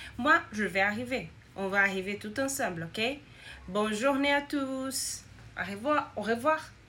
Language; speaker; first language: French; non-native, learner; Portuguese